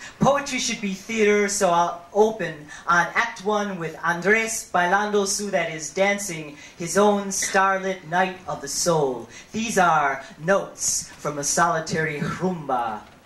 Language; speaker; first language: English; early bilingual, other home language; Spanish